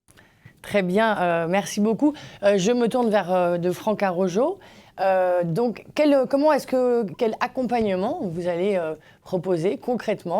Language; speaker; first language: French; native; French